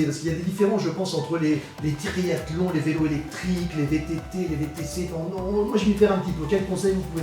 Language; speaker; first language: French; native; French